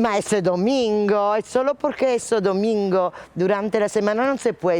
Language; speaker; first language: Spanish; non-native, learner; Italian